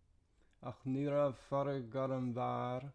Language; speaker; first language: Irish; non-native, learner; English